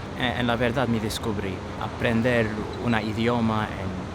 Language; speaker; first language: Spanish; non-native, learner; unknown